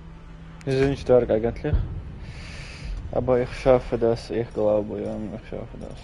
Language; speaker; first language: German; non-native, learner; Russian